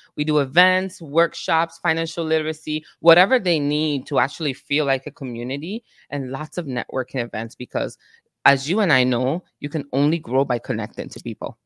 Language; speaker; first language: English; non-native, fluent; Italian